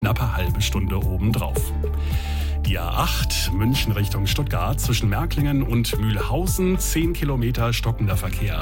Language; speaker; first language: German; native; German